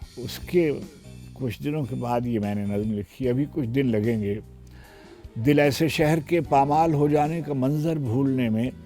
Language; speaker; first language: Urdu; native; Urdu